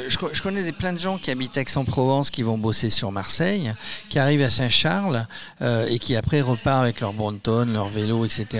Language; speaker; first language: French; native; French